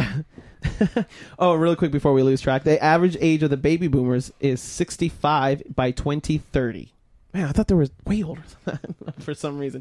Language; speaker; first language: English; native; English